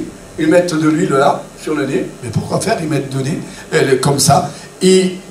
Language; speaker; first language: French; native; French